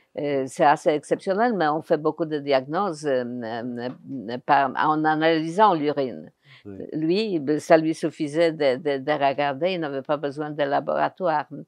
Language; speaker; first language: French; non-native, fluent; Polish